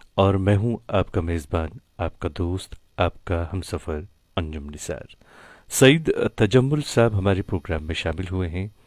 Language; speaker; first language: Hindi; non-native, local second language; Kashmiri